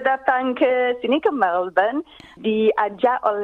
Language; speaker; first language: Indonesian; non-native, fluent; English